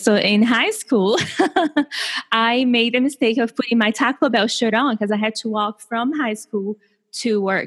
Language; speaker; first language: English; non-native, fluent; Portuguese